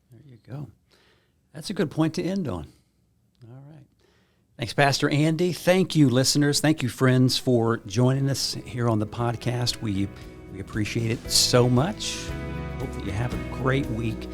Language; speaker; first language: English; native; English